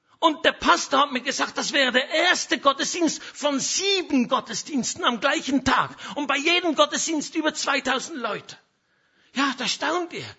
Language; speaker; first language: German; native; German